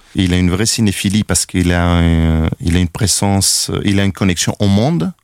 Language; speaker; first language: French; non-native, fluent; Spanish